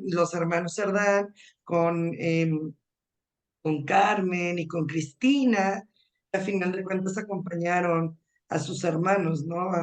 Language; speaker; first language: Spanish; native; Spanish